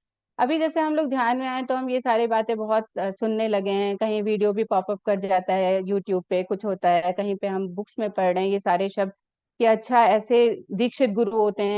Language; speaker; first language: Hindi; native; Hindi